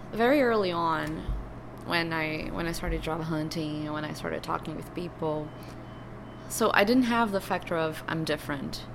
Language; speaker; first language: English; non-native, fluent; Portuguese